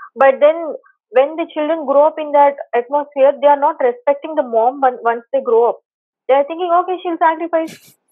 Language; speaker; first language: English; non-native, local second language; Telugu